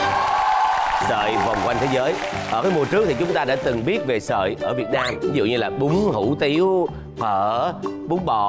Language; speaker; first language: Vietnamese; native; Vietnamese